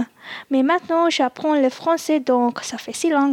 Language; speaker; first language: French; non-native, learner; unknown